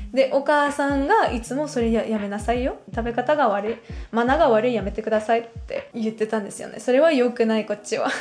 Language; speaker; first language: Japanese; non-native, fluent; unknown